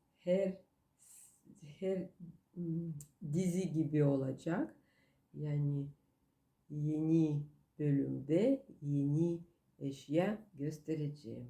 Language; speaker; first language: Turkish; non-native, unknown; Russian